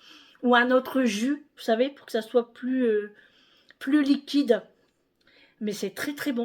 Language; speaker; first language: French; native; French